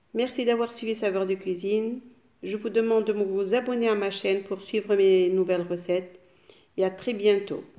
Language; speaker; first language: French; non-native, local second language; Arabic